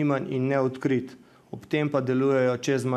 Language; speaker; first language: Slovenian; native; Slovenian